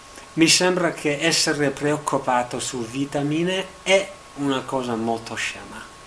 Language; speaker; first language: Italian; non-native, learner; English